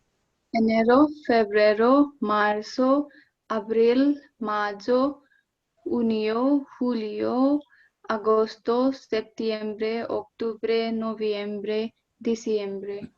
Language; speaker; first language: Spanish; non-native, learner; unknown